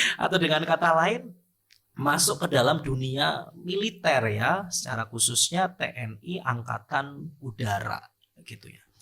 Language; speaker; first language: Indonesian; native; Indonesian